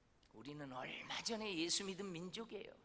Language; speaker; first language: Korean; native; Korean